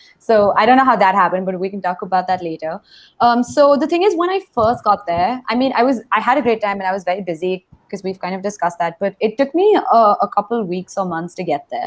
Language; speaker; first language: English; non-native, local second language; Hindi